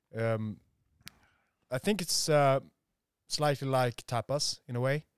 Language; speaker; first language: English; non-native, fluent; Swedish